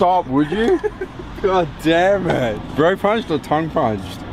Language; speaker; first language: English; native; English